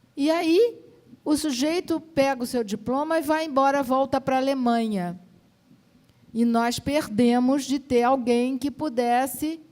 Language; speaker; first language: Portuguese; native; Portuguese